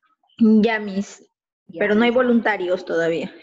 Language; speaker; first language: Spanish; native; Spanish